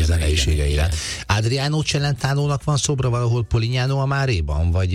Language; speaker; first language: Hungarian; native; Hungarian